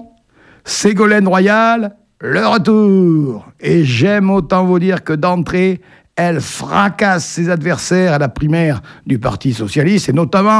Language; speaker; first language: French; native; French